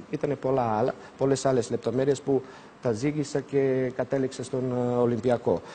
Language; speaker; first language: Greek; non-native, fluent; Serbian